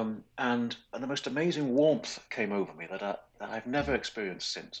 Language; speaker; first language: English; native; English